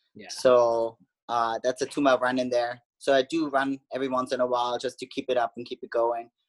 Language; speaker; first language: English; non-native, fluent; German